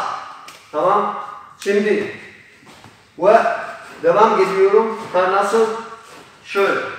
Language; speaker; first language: Turkish; non-native, learner; Polish